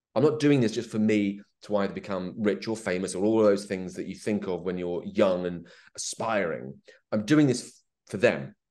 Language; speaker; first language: English; native; English